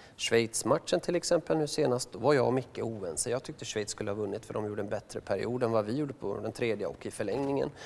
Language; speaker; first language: Swedish; early bilingual, other home language; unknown